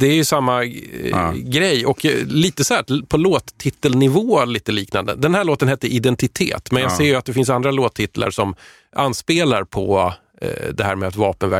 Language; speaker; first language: Swedish; native; Swedish